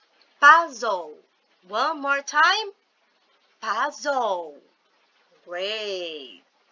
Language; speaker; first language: English; non-native, fluent; Portuguese